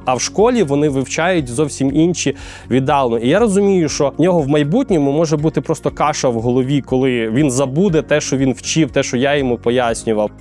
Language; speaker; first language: Ukrainian; native; Ukrainian